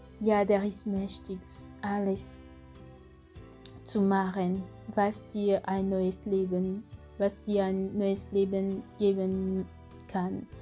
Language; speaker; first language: German; non-native, fluent; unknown